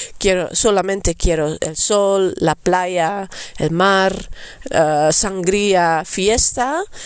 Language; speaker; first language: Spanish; non-native, fluent; Dutch